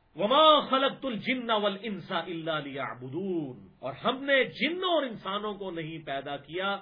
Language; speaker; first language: Urdu; non-native, local second language; Punjabi